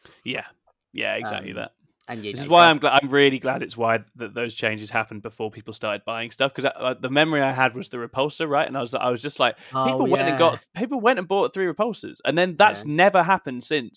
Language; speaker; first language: English; native; English